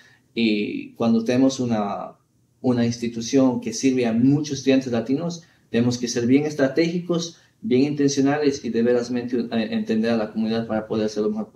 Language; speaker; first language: Spanish; early bilingual, heritage; Spanish